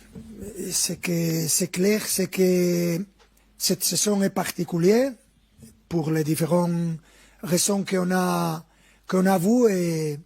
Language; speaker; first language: French; non-native, fluent; Spanish